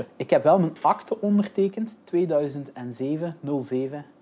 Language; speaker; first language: Dutch; native; Dutch